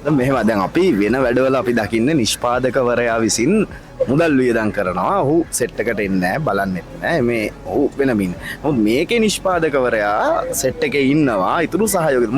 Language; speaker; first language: Sinhala; native; Sinhala